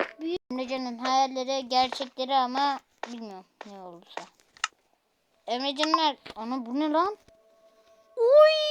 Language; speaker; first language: Turkish; native; Turkish